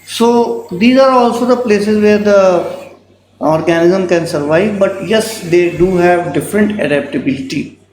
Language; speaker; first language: English; non-native, local second language; Hindi